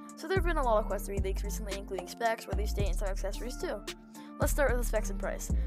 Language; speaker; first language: English; native; English